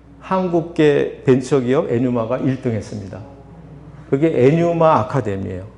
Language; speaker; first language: Korean; native; Korean